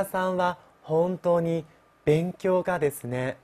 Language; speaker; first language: Japanese; non-native, fluent; Chinese